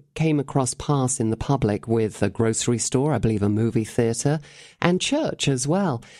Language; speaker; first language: English; native; English